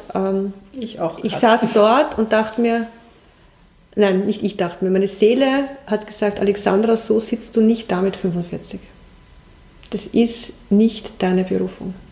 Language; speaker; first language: German; native; German